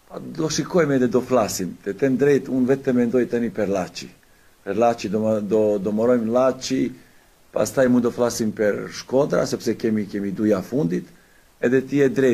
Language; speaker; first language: Albanian; non-native, learner; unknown